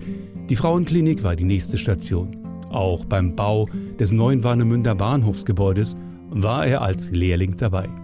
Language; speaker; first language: German; native; German